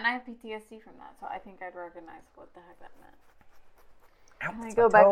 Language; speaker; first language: English; native; English